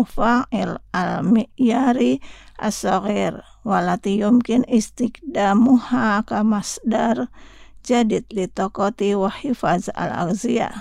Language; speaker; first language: Arabic; non-native, fluent; Indonesian